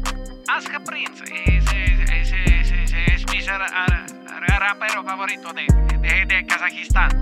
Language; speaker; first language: Spanish; non-native, learner; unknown